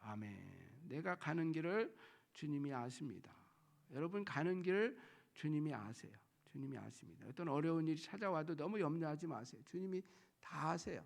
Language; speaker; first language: Korean; native; Korean